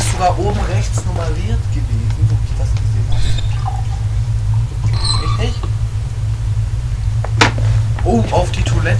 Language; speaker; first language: German; native; German